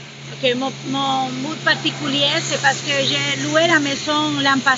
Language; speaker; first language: French; non-native, fluent; Spanish